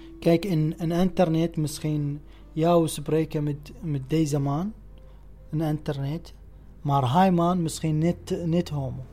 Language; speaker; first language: Dutch; non-native, learner; Arabic